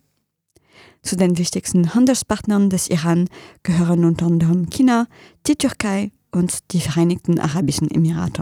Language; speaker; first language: German; non-native, fluent; French